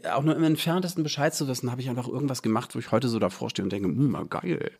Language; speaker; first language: German; native; German